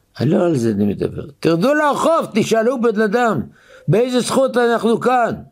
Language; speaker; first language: Hebrew; native; Hebrew